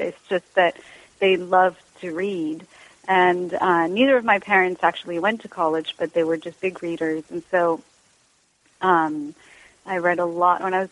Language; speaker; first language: English; non-native, fluent; Arabic